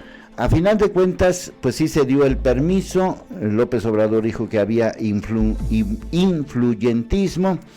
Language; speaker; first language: Spanish; native; Spanish